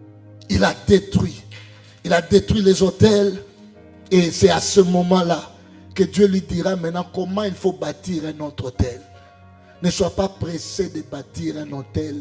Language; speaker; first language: French; non-native, local second language; Lingala